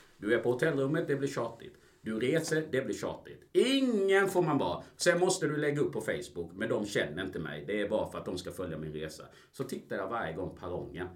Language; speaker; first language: Swedish; early bilingual, other home language; Spanish